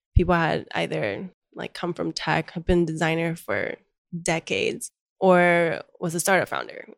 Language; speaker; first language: English; early bilingual, other home language; Chinese